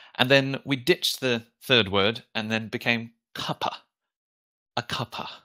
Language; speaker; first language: English; native; English